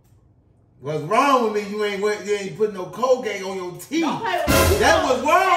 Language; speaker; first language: English; native; English